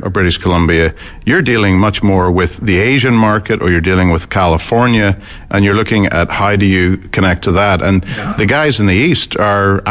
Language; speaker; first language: English; native; English